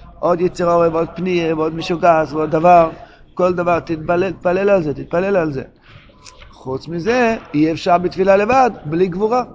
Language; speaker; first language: Hebrew; non-native, local second language; Yiddish